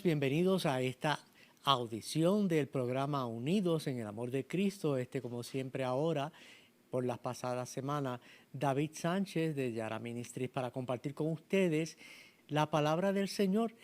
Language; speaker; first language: Spanish; native; Spanish